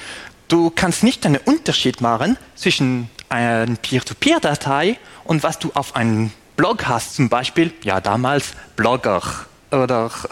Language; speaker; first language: German; non-native, fluent; French